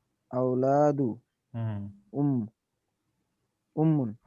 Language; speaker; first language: Arabic; non-native, learner; Urdu